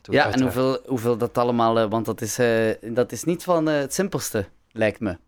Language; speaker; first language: Dutch; native; Dutch